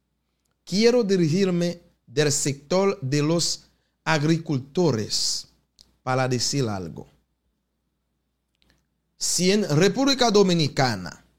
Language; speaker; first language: Spanish; non-native, fluent; Haitian Creole